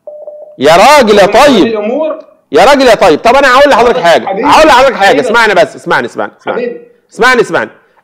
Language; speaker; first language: Arabic; native; Arabic